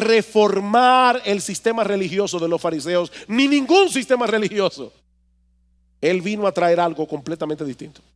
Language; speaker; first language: Spanish; native; Spanish